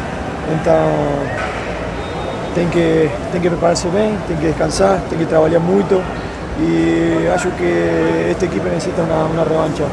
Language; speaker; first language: Portuguese; non-native, learner; Spanish